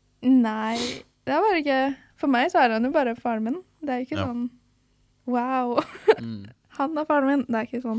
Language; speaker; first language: Norwegian; early bilingual, other home language; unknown